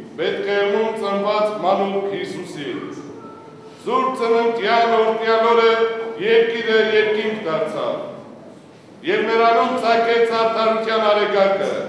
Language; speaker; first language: Armenian; native; Armenian